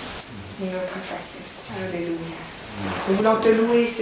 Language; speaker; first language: French; native; French